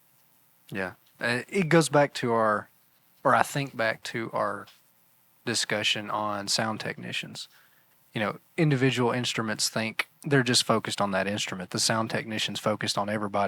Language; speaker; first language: English; native; English